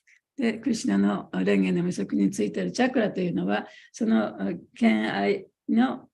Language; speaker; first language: Japanese; native; Japanese